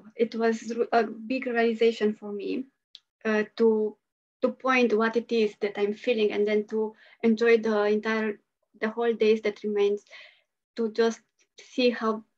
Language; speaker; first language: English; non-native, fluent; Romanian